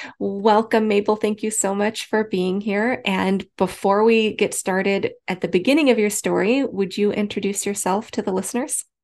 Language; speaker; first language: English; native; English